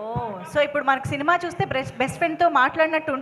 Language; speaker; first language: Telugu; native; Telugu